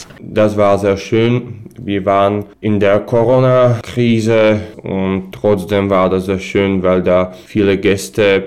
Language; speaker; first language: German; non-native, fluent; Slovak